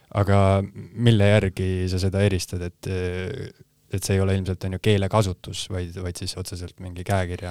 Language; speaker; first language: Estonian; native; Estonian